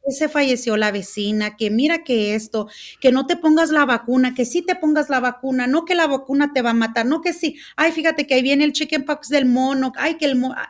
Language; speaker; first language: Spanish; early bilingual, heritage; Spanish